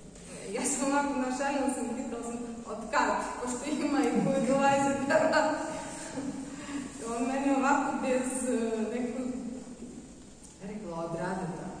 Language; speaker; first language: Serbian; non-native, fluent; Russian